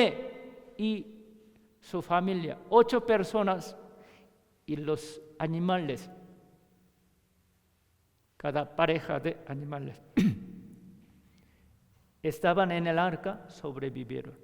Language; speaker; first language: Spanish; non-native, learner; Korean